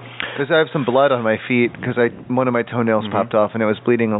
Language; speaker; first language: English; native; English